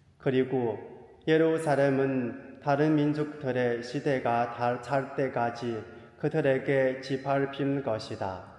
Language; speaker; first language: Korean; non-native, fluent; Chinese